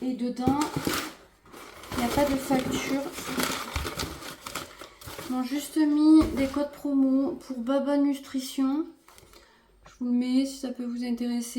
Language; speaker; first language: French; native; French